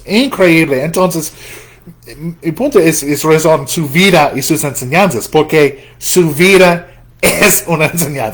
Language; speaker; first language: Spanish; non-native, fluent; English